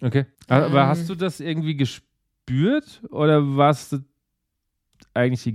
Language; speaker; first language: German; native; German